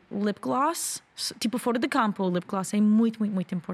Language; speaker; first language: Portuguese; non-native, learner; English